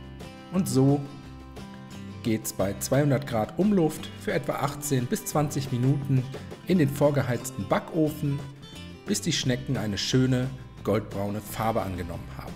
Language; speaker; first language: German; native; German